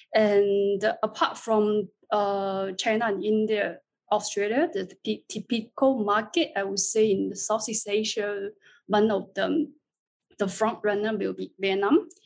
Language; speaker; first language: English; non-native, fluent; Chinese